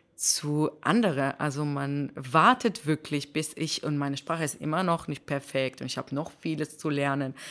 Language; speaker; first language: German; non-native, fluent; Hebrew